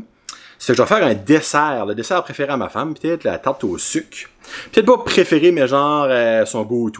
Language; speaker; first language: French; native; French